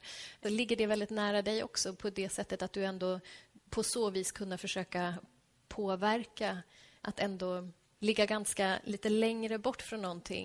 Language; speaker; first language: Swedish; native; Swedish